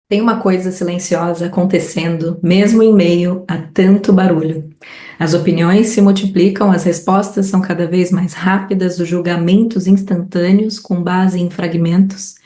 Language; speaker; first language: Portuguese; native; Portuguese